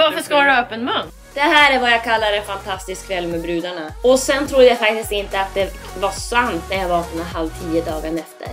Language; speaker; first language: Swedish; native; Swedish